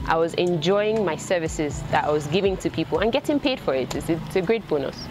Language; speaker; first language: English; non-native, local second language; Hausa